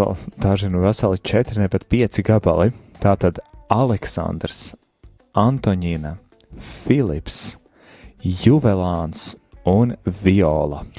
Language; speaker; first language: Latvian; native; Latvian